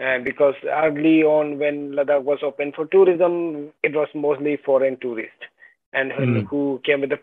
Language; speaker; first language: English; non-native, local second language; Ladakhi